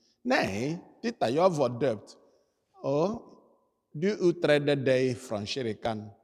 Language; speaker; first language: Swedish; non-native, fluent; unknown